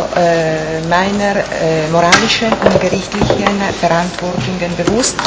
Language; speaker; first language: German; non-native, fluent; Italian